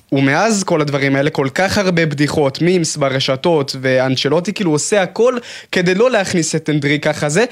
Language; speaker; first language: Hebrew; native; Hebrew